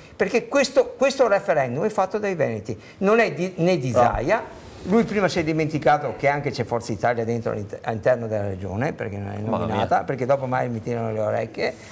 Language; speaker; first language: Italian; native; Italian